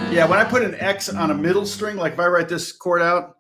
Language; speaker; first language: English; native; English